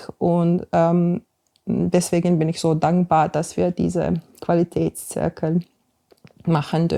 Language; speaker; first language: German; non-native, fluent; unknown